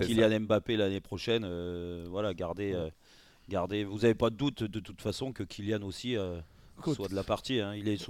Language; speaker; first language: French; native; French